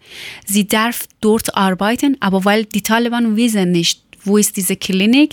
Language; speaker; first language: German; non-native, learner; Persian